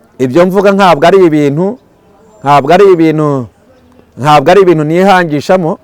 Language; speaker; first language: Kinyarwanda; early bilingual, heritage; Kinyarwanda